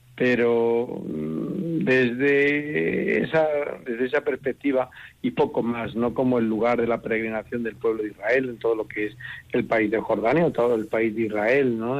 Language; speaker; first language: Spanish; native; Spanish